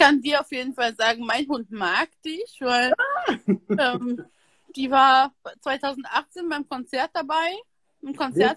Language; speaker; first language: German; native; German